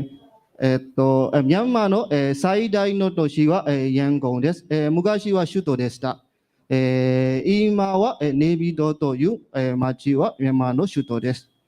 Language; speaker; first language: Japanese; non-native, learner; Burmese